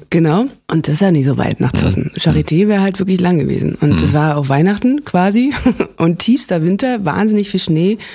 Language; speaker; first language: German; native; German